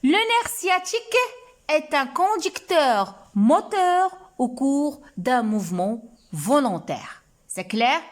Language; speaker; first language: French; non-native, local second language; Arabic